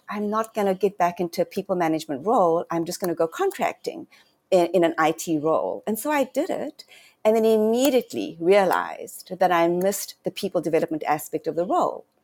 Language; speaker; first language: English; native; English